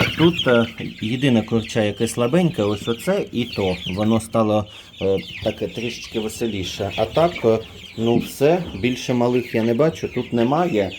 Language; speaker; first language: Ukrainian; non-native, local second language; Russian